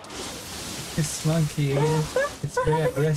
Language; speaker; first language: English; non-native, learner; Japanese